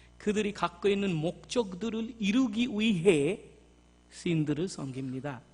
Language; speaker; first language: Korean; non-native, fluent; Bangla